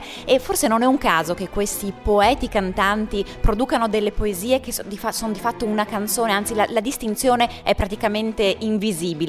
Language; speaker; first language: Italian; native; Italian